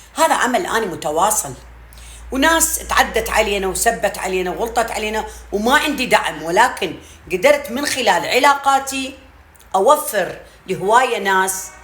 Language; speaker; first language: Arabic; native; Arabic